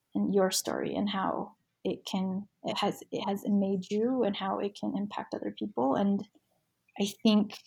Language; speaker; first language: English; early bilingual, other home language; Spanish